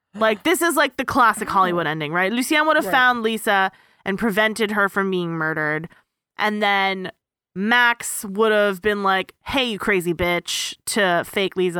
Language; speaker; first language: English; native; English